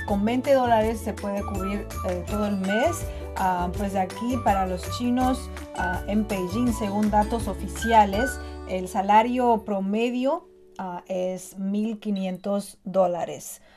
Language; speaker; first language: Spanish; non-native, fluent; Chinese